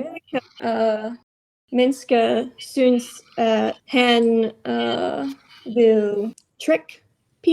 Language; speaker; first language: Danish; non-native, learner; English